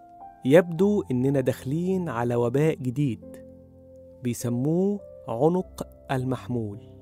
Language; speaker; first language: Arabic; native; Arabic